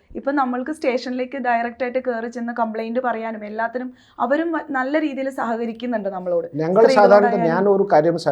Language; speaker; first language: Malayalam; non-native, local second language; Odia